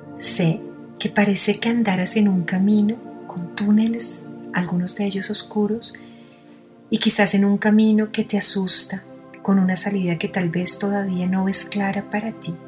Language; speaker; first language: Spanish; native; Spanish